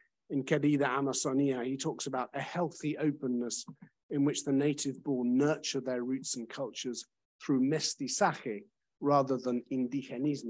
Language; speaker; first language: English; native; English